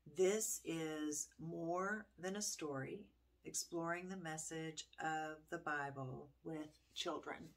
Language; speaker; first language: English; native; English